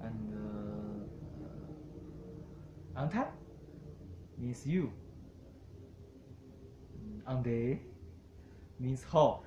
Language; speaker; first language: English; non-native, learner; Chinese